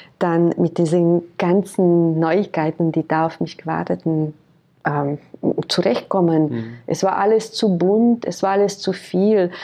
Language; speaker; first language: German; non-native, fluent; Hungarian